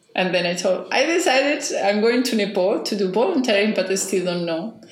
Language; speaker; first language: English; non-native, fluent; Spanish